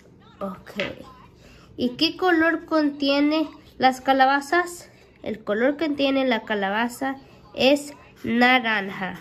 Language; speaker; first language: Spanish; early bilingual, heritage; Spanish